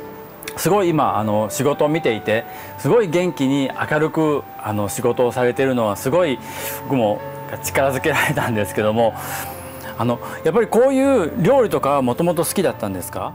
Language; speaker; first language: Japanese; native; Japanese